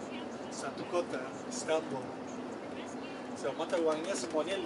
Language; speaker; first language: Indonesian; non-native, fluent; Turkish